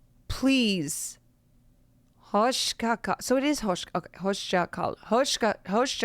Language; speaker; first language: Turkish; non-native, learner; English